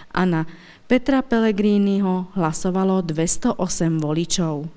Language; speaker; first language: Slovak; non-native, local second language; Hungarian